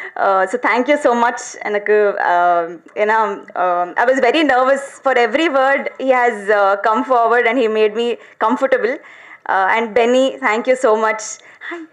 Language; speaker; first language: Tamil; non-native, learner; Telugu